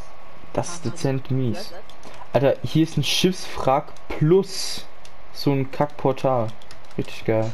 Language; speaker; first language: German; native; German